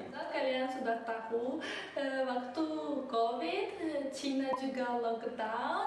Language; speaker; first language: Indonesian; early bilingual, other home language; Russian